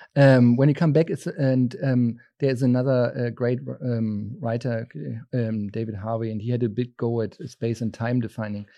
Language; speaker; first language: English; non-native, fluent; German